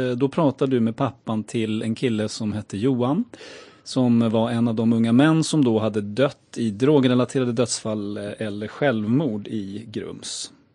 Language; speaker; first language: Swedish; native; Swedish